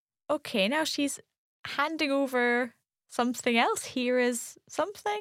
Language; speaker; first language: English; native; English